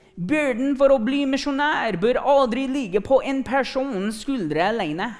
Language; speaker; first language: Norwegian; non-native, fluent; English